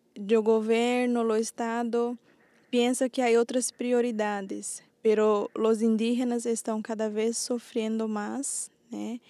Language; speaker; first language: Spanish; non-native, learner; Guarani